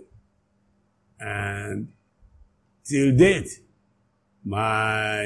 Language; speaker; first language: English; non-native, local second language; Yoruba